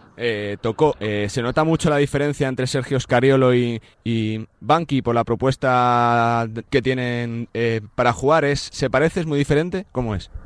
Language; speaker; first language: Spanish; native; Spanish